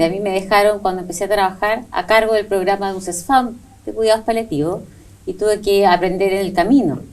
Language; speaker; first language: Spanish; native; Spanish